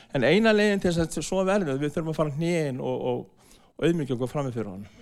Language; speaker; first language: Icelandic; non-native, fluent; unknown